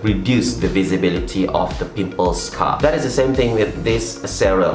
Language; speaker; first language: English; non-native, local second language; Malay